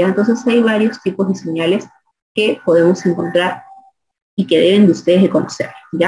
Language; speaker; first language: Spanish; native; Spanish